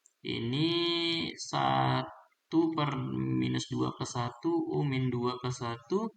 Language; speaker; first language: Indonesian; native; Indonesian